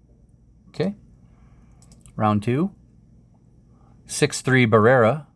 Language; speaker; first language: English; native; English